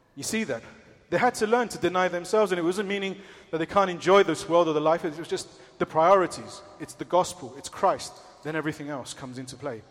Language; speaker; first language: English; early bilingual, other home language; Spanish